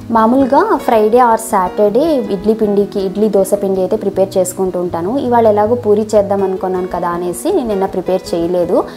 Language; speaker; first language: Telugu; non-native, local second language; Kannada